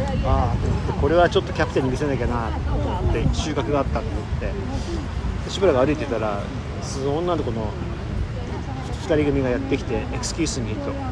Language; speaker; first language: Japanese; native; Japanese